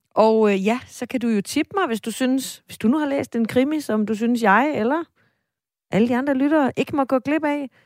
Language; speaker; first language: Danish; native; Danish